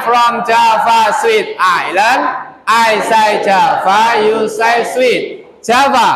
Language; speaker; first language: English; non-native, fluent; Indonesian